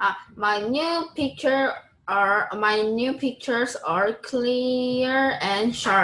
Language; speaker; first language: English; non-native, learner; Korean